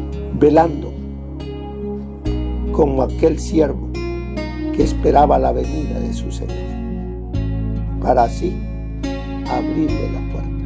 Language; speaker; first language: Spanish; native; Spanish